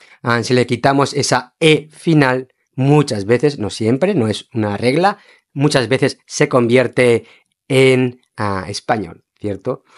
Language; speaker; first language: Spanish; non-native, fluent; Portuguese